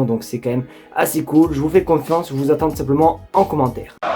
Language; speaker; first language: French; native; French